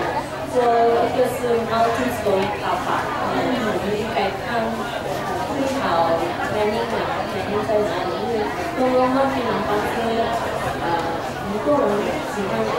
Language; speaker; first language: Chinese; non-native, local second language; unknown